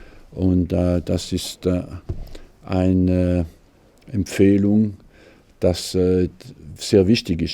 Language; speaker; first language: German; non-native, fluent; French